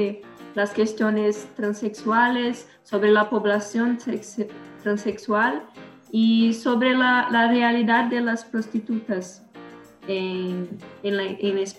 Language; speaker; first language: Spanish; non-native, learner; Portuguese